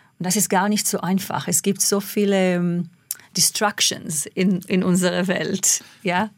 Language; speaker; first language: German; non-native, fluent; Hebrew